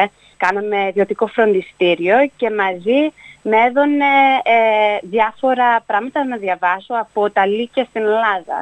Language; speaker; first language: Greek; early bilingual, heritage; Greek